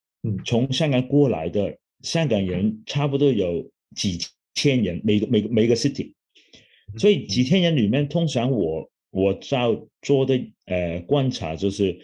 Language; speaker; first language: Chinese; non-native, local second language; Cantonese